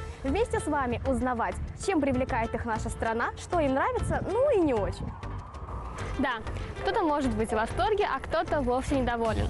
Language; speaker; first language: Russian; native; Russian